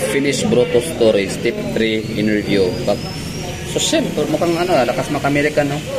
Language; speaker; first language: Filipino; non-native, local second language; Cebuano